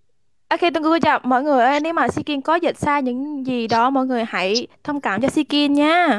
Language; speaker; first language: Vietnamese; non-native, fluent; Malay